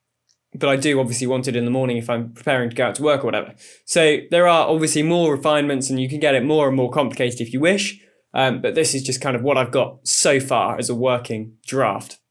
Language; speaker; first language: English; native; English